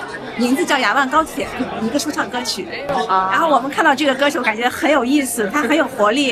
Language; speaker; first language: Chinese; native; Chinese